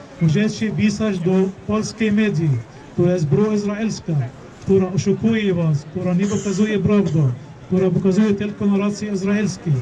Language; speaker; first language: Polish; non-native, fluent; Arabic